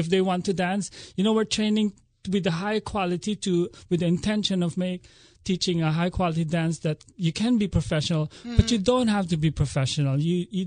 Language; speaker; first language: English; non-native, local second language; Filipino